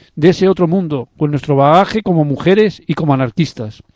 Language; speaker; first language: Spanish; non-native, local second language; Catalan